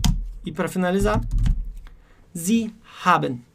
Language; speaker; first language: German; non-native, fluent; Portuguese